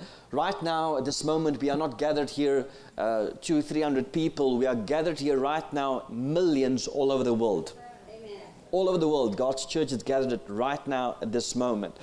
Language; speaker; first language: English; non-native, local second language; Afrikaans